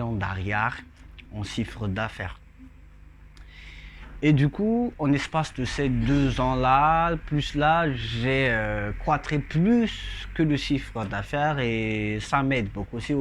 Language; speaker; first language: French; non-native, local second language; Malagasy